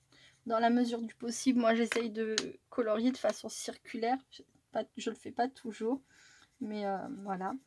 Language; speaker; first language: French; native; French